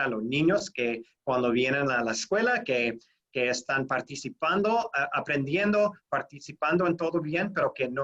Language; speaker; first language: Spanish; non-native, fluent; English